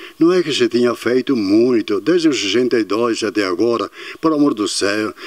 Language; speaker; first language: Portuguese; non-native, fluent; Italian